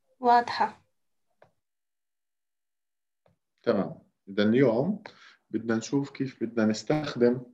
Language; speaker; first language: Arabic; native; Arabic